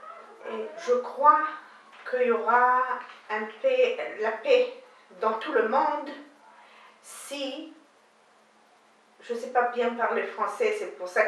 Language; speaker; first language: French; non-native, learner; Hebrew